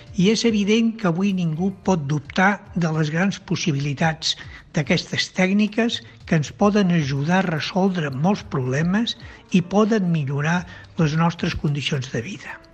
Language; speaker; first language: Catalan; native; Catalan